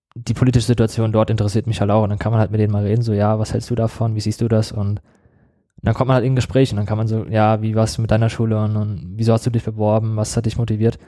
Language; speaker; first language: German; native; German